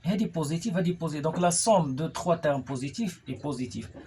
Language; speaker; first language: French; non-native, local second language; Arabic